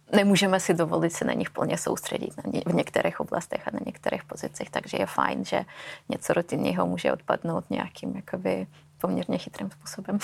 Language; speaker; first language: Czech; non-native, fluent; Russian